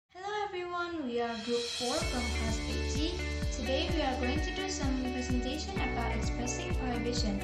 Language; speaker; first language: English; non-native, learner; Indonesian